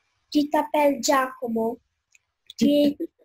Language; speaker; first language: French; non-native, learner; Albanian